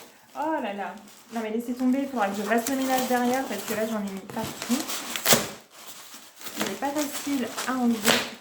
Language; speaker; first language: French; native; French